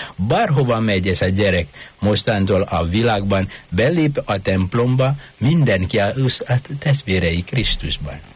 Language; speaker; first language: Hungarian; non-native, fluent; Indonesian